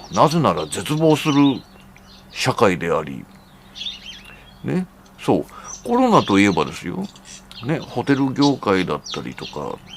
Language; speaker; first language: Japanese; native; Japanese